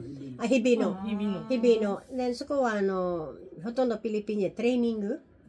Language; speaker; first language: Japanese; non-native, learner; Filipino